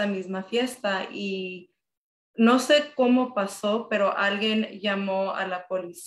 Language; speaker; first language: Spanish; early bilingual, heritage; Spanish